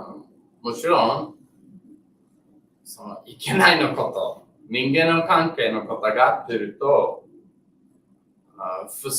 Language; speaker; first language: Japanese; non-native, learner; English